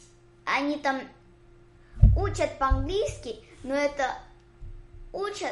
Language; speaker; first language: Russian; early bilingual, heritage; Russian